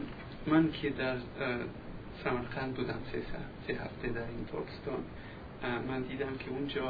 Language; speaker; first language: Persian; non-native, fluent; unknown